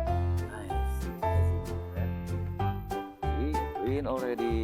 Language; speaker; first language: English; non-native, learner; Indonesian